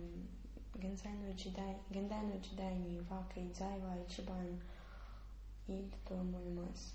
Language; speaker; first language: Japanese; non-native, learner; Russian